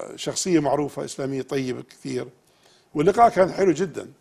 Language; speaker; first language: Arabic; native; Arabic